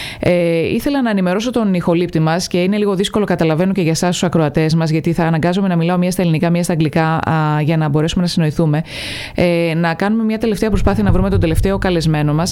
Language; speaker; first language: Greek; native; Greek